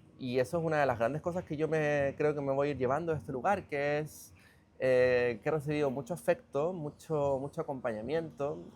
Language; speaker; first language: Spanish; native; Spanish